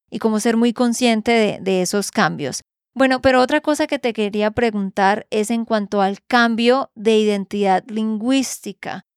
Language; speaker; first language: Spanish; native; Spanish